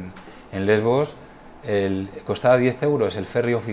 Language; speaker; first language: Spanish; native; Spanish